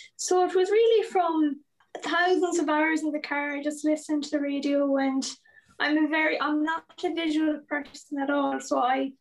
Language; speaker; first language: English; native; English